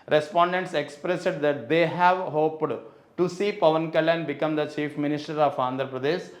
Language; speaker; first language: English; non-native, local second language; Telugu